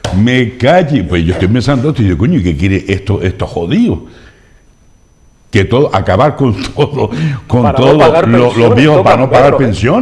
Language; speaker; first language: Spanish; native; Spanish